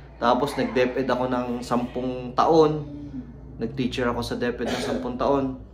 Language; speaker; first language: Filipino; native; Filipino